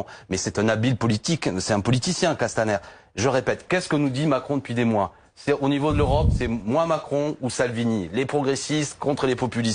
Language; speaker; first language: French; native; French